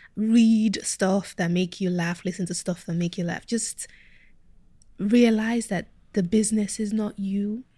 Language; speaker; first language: English; non-native, local second language; Yoruba